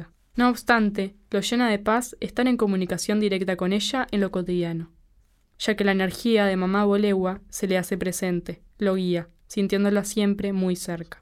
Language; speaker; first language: Spanish; native; Spanish